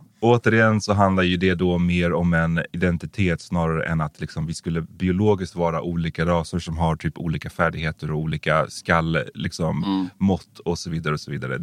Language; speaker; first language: Swedish; early bilingual, other home language; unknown